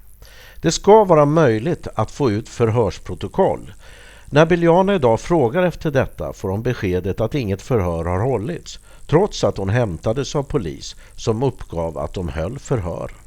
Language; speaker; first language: Swedish; native; Swedish